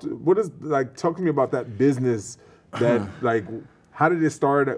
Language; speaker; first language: English; native; English